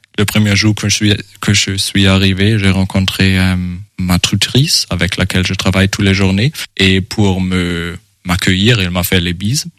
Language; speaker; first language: French; non-native, fluent; German